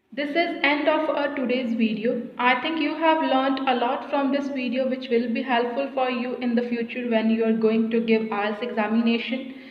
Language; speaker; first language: English; non-native, local second language; Punjabi